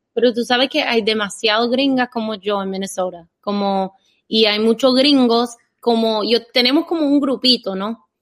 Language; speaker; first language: Spanish; non-native, fluent; English